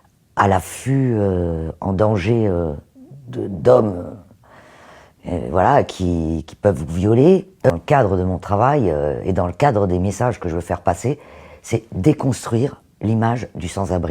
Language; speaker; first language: French; native; French